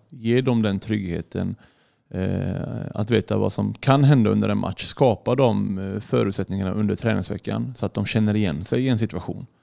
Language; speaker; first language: Swedish; early bilingual, other home language; Arabic